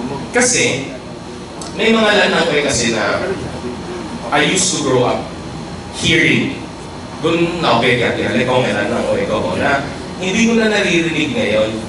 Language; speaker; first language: Filipino; non-native, local second language; Min Nan Chinese